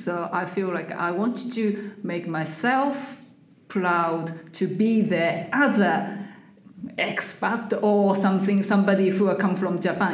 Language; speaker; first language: English; non-native, learner; Japanese